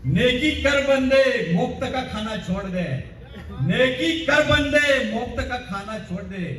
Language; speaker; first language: Hindi; non-native, local second language; Marathi